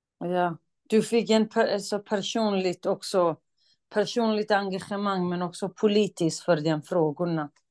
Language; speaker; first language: Swedish; non-native, fluent; Kurdish